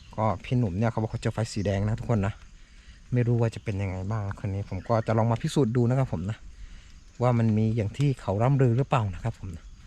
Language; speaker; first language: Thai; non-native, local second language; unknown